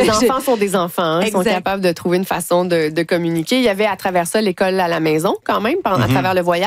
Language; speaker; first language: French; native; French